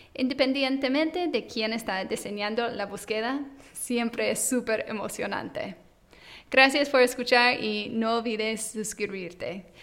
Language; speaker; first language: Spanish; non-native, fluent; English